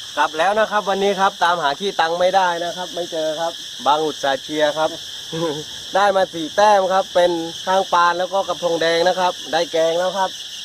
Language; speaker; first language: Thai; native; Thai